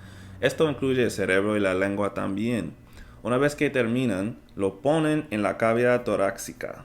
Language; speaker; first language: Spanish; non-native, fluent; English